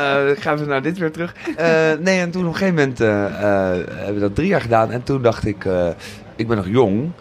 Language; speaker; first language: Dutch; native; Dutch